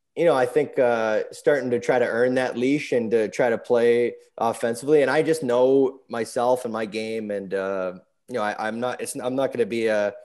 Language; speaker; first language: English; native; English